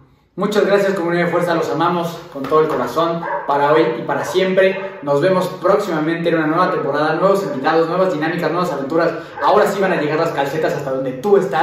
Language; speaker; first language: Spanish; native; Spanish